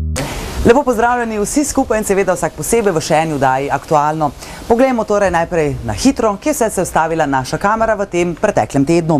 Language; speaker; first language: Slovenian; native; Slovenian